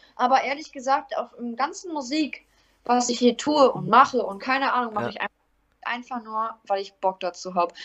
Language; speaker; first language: German; native; German